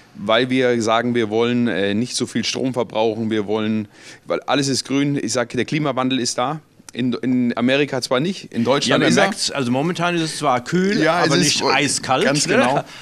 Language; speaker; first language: German; native; German